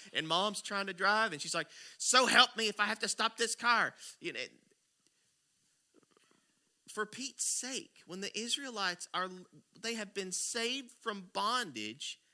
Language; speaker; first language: English; native; English